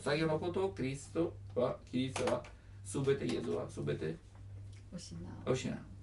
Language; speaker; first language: Japanese; non-native, learner; Italian